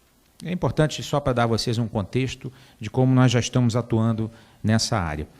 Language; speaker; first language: Portuguese; native; Portuguese